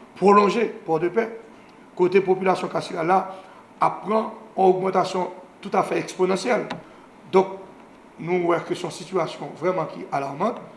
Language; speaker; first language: Haitian Creole; native; Haitian Creole